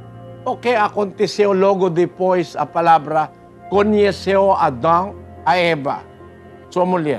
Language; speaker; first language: Portuguese; non-native, learner; Filipino